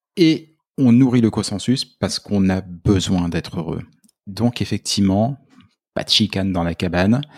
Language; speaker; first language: French; native; French